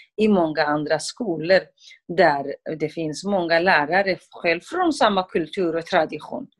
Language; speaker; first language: Swedish; non-native, fluent; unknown